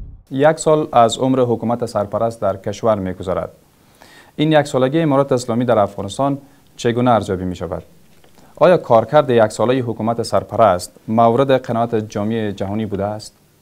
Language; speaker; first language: Persian; native; Persian